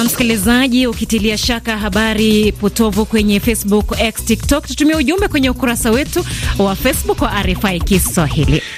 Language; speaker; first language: Swahili; non-native, local second language; Gusii